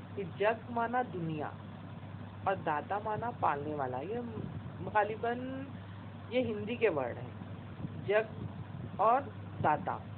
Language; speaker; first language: Urdu; native; Urdu